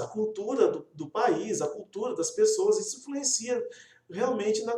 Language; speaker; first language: Portuguese; native; Portuguese